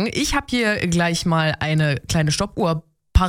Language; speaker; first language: German; native; German